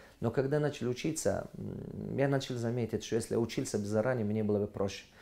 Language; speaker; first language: Russian; non-native, local second language; Tajik